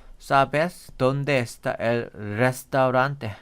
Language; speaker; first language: Spanish; non-native, learner; Korean